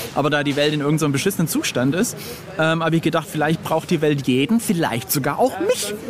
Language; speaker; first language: German; native; German